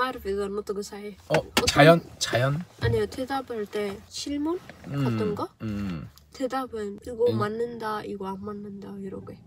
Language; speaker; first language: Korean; non-native, learner; Arabic